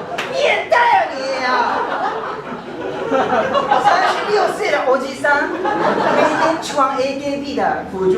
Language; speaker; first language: Chinese; non-native, fluent; Japanese